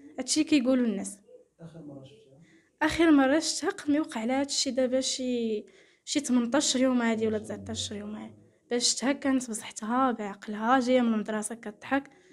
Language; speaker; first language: Arabic; native; Arabic